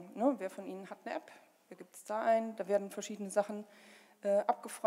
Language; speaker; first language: German; native; German